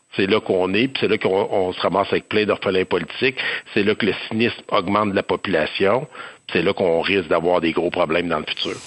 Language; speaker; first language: French; native; French